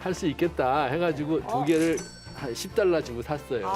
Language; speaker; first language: Korean; native; Korean